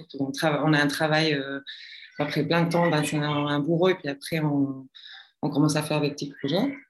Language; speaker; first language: French; non-native, fluent; Spanish